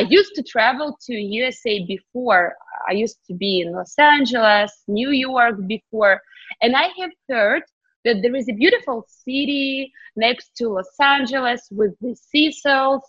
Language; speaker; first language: English; non-native, fluent; Ukrainian